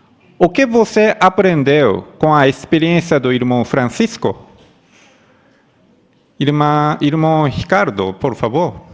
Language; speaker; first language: Portuguese; non-native, fluent; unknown